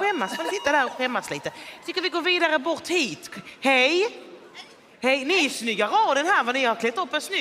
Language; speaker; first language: Swedish; native; Swedish